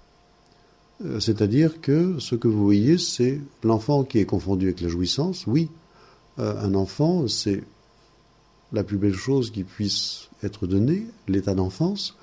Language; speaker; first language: French; native; French